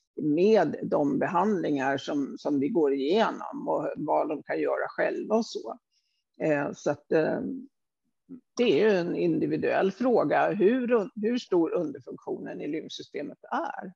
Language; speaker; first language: Swedish; native; Swedish